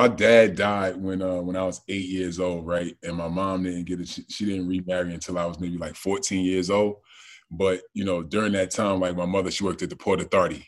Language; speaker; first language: English; native; English